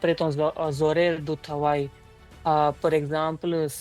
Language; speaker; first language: French; non-native, learner; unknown